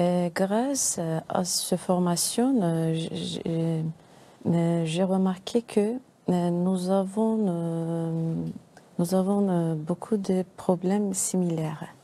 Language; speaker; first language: French; non-native, learner; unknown